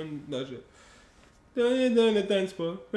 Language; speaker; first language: Russian; non-native, learner; English